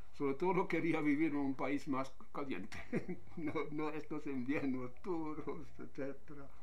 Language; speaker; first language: Spanish; non-native, fluent; German